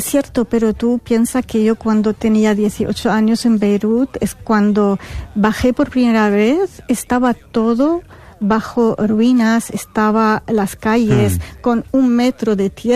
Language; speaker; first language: Spanish; non-native, fluent; Arabic